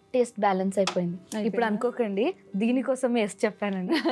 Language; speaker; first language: Telugu; non-native, local second language; Kannada